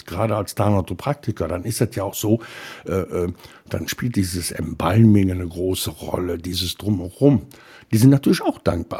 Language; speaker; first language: German; native; German